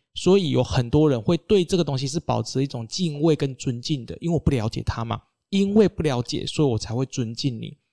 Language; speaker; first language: Chinese; native; Chinese